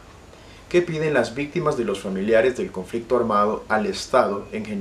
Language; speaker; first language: Spanish; native; Spanish